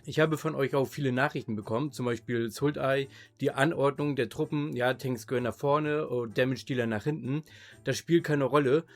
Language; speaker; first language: German; native; German